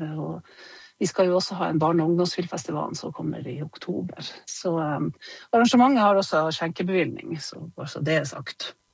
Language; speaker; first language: Norwegian; native; Norwegian